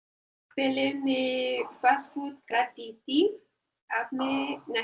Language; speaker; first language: Hindi; non-native, learner; Spanish